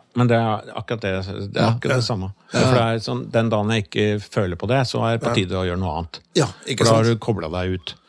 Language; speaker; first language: Norwegian; native; Norwegian